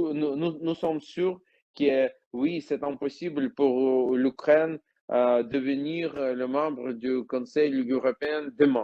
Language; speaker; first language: French; non-native, learner; Ukrainian